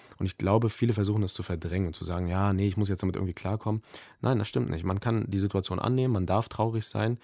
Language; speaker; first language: German; native; German